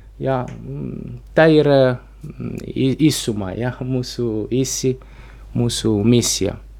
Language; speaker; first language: Latvian; non-native, learner; Italian